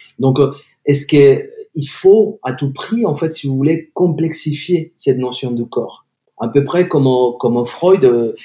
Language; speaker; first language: French; non-native, fluent; Spanish